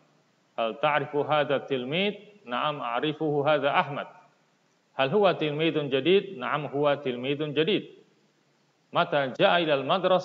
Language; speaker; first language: Arabic; non-native, fluent; Indonesian